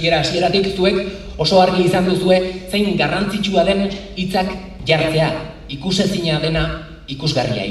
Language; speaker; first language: Basque; native; Basque